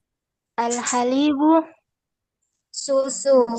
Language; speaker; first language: Arabic; non-native, learner; Indonesian